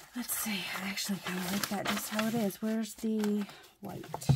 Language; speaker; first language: English; native; English